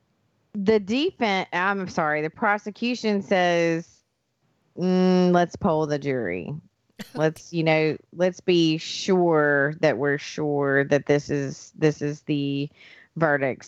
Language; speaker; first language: English; native; English